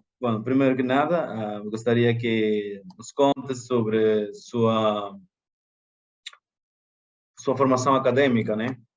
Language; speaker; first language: Portuguese; non-native, fluent; Spanish